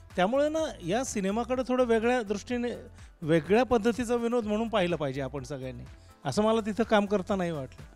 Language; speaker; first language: Marathi; native; Marathi